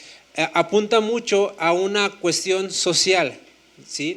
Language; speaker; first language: Spanish; native; Spanish